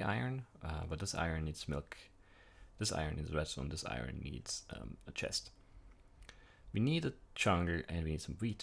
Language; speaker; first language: English; native; English